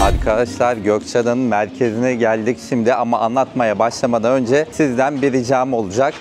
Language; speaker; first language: Turkish; native; Turkish